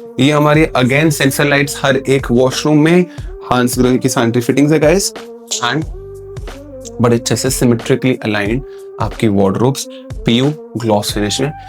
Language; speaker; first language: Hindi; native; Hindi